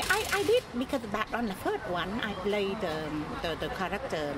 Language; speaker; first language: English; non-native, learner; Vietnamese